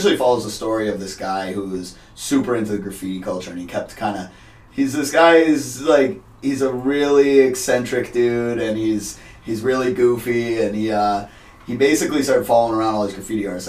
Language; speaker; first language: English; native; English